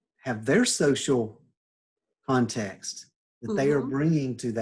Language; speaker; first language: English; native; English